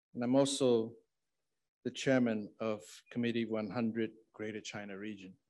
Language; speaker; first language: English; non-native, fluent; Chinese